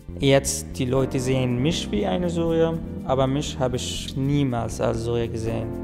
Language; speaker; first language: German; non-native, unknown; Arabic